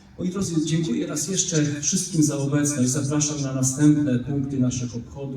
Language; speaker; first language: Polish; native; Polish